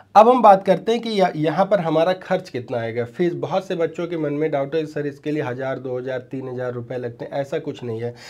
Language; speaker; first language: Hindi; native; Hindi